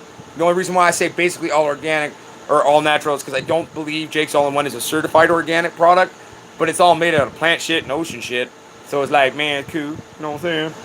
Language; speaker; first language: English; native; English